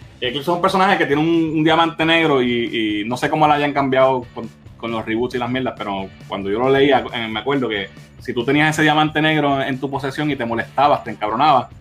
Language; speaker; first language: Spanish; native; Spanish